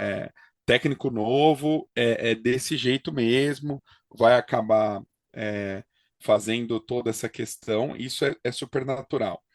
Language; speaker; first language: Portuguese; native; Portuguese